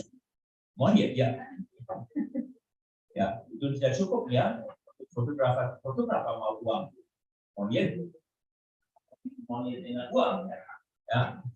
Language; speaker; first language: Indonesian; non-native, learner; German